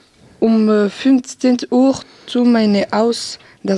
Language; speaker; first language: German; non-native, learner; French